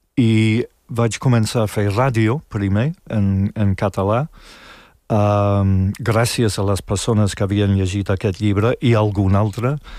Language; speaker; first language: Catalan; non-native, fluent; English